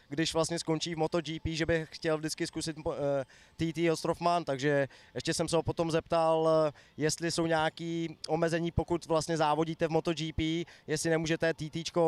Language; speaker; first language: Czech; native; Czech